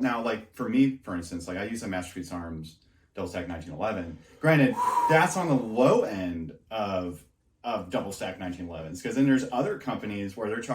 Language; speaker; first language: English; native; English